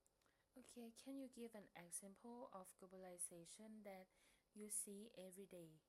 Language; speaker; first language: English; non-native, learner; Thai